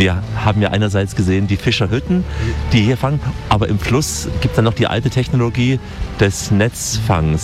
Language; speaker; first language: German; native; German